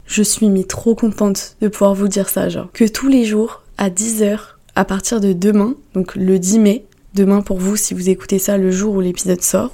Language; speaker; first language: French; native; French